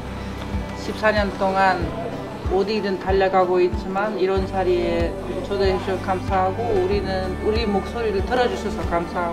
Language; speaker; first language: Korean; non-native, fluent; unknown